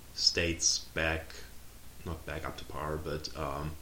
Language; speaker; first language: English; non-native, fluent; German